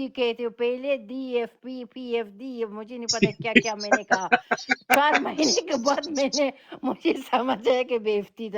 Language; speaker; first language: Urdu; non-native, fluent; Persian